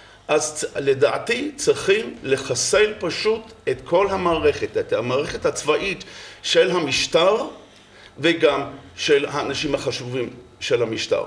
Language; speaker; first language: Hebrew; non-native, fluent; English